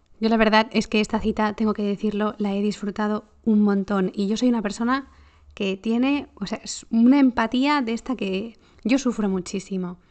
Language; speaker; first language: Spanish; native; Spanish